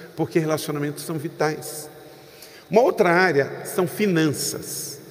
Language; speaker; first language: Portuguese; native; Portuguese